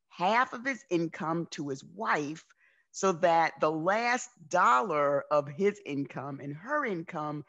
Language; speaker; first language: English; native; English